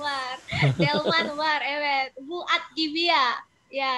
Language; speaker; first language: Turkish; non-native, fluent; Indonesian